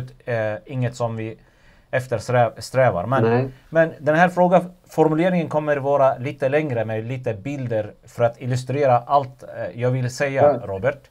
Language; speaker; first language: Swedish; non-native, fluent; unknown